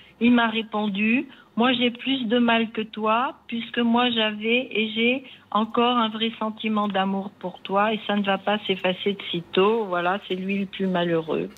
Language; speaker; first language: French; native; French